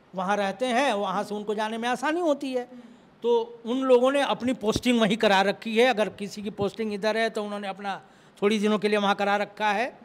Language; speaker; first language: Hindi; native; Hindi